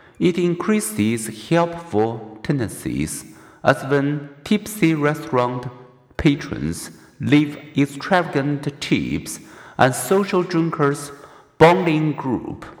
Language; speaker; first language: English; non-native, fluent; Chinese